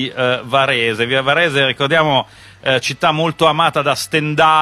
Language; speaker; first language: Italian; native; Italian